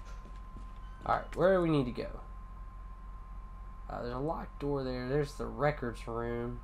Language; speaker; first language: English; native; English